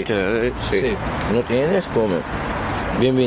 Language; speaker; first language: Spanish; non-native, learner; Arabic